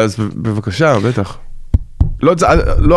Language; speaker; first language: Hebrew; native; Hebrew